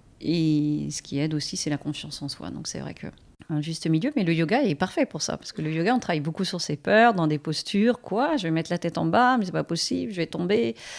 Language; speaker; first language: French; native; French